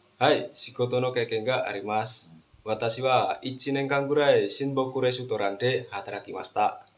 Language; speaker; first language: Japanese; non-native, learner; Indonesian